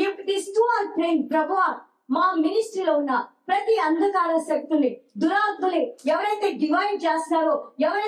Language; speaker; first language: Telugu; native; Telugu